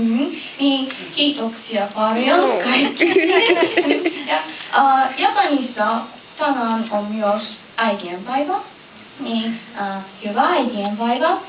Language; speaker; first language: Finnish; non-native, learner; Japanese